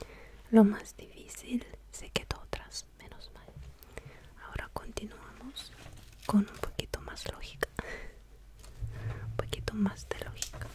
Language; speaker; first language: Spanish; non-native, fluent; Russian